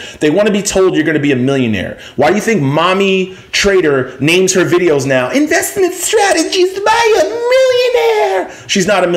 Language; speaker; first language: English; native; English